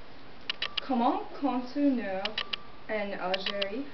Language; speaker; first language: French; non-native, learner; English